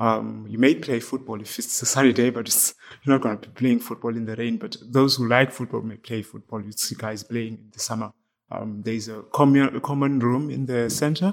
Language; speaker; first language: English; non-native, local second language; Xhosa